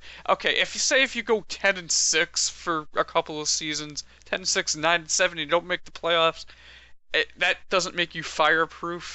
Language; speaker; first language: English; native; English